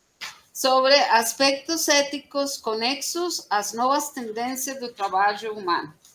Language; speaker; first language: Portuguese; non-native, learner; Spanish